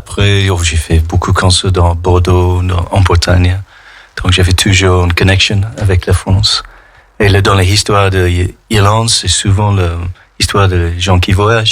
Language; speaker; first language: French; non-native, fluent; English